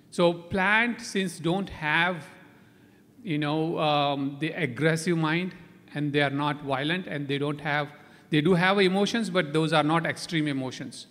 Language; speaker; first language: English; non-native, local second language; Konkani